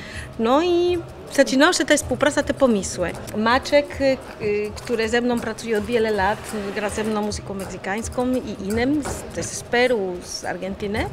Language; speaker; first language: Polish; non-native, fluent; Spanish